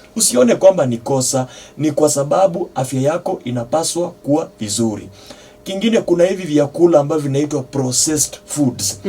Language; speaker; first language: Swahili; non-native, local second language; Gusii